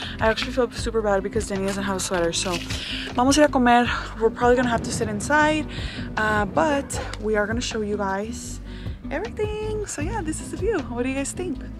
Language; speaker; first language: English; early bilingual, other home language; Spanish